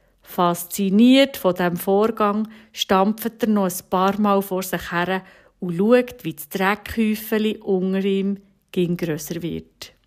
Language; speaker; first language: German; native; German